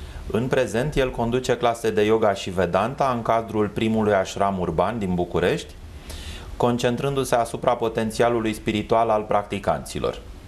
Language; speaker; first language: Romanian; native; Romanian